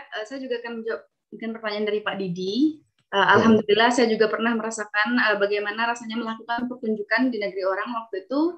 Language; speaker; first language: Indonesian; native; Indonesian